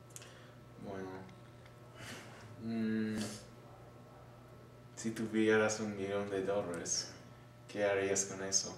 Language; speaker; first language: Spanish; non-native, learner; English